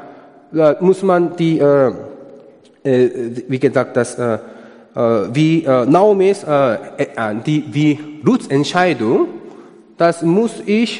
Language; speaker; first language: German; non-native, learner; Korean